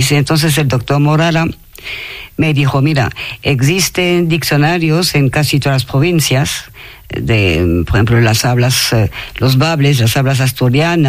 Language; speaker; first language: Spanish; non-native, fluent; French